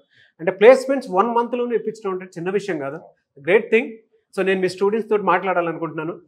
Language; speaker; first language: Telugu; native; Telugu